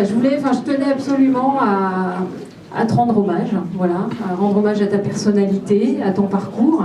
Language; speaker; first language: French; native; French